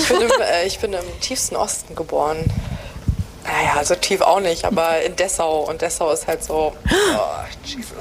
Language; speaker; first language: German; early bilingual, other home language; Greek